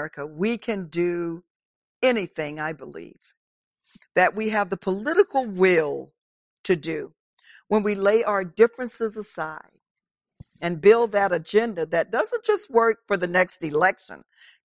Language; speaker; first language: English; native; English